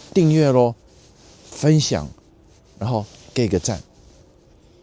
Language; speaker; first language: Chinese; non-native, fluent; Dutch